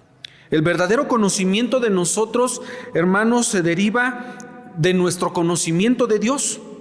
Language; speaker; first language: Spanish; native; Spanish